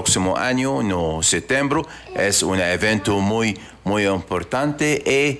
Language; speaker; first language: Portuguese; non-native, learner; Arabic